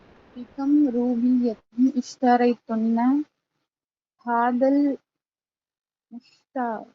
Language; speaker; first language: Arabic; non-native, learner; Tamil